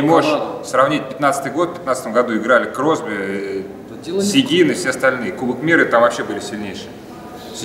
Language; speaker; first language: Russian; native; Russian